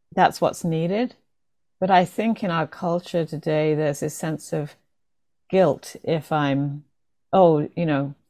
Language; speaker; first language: English; native; English